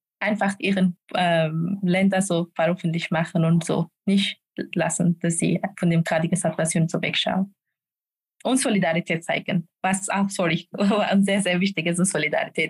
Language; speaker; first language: German; non-native, fluent; Persian